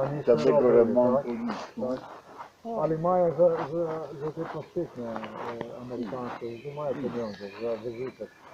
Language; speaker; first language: Polish; non-native, learner; Croatian